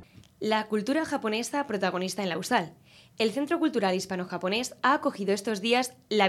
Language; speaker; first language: Spanish; native; Spanish